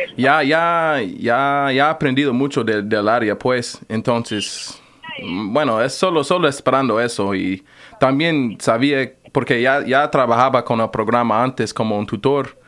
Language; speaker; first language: Spanish; non-native, fluent; English